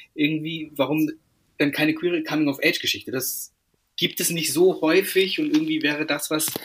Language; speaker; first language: German; native; German